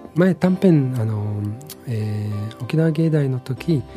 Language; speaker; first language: Japanese; non-native, fluent; French